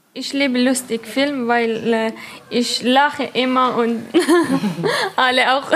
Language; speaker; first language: German; non-native, learner; Persian